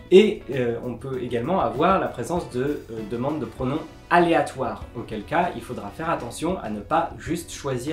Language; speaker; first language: French; native; French